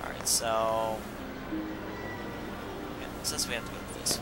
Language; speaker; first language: English; native; English